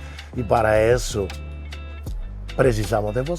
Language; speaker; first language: Portuguese; non-native, fluent; Spanish